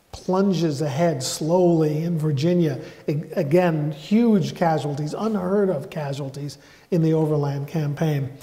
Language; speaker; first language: English; native; English